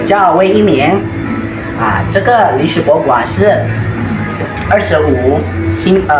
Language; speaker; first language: Chinese; non-native, learner; Indonesian